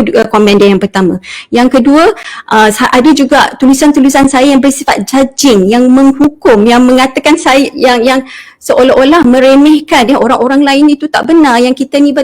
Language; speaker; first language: Malay; native; Malay